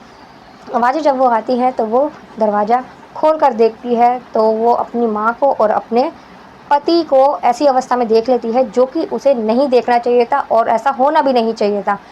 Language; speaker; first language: Hindi; native; Hindi